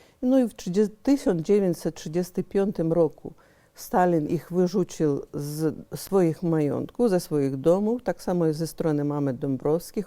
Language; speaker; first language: Polish; early bilingual, heritage; Polish